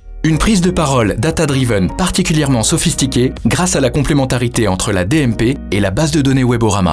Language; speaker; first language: French; native; French